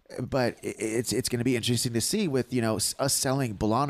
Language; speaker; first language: English; native; English